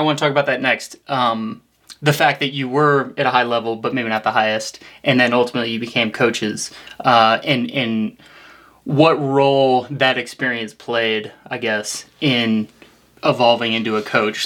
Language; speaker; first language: English; native; English